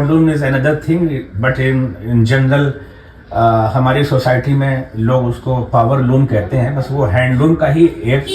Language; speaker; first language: Hindi; native; Hindi